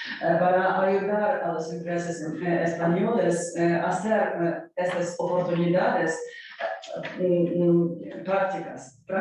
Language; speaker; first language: Spanish; non-native, learner; Ukrainian